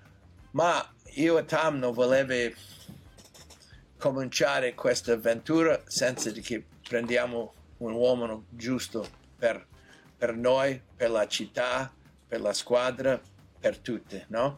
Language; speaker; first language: Italian; non-native, learner; English